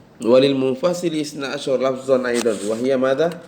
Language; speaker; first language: Arabic; non-native, fluent; Indonesian